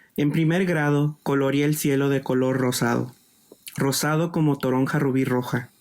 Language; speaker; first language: Spanish; early bilingual, other home language; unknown